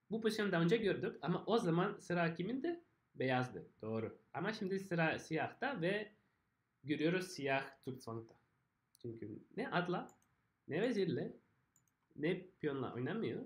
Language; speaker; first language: Turkish; non-native, fluent; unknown